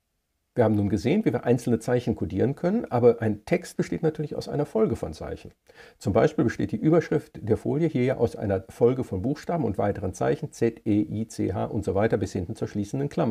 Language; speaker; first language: German; native; German